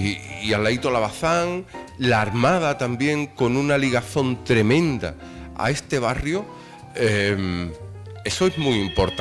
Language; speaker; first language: Spanish; native; Spanish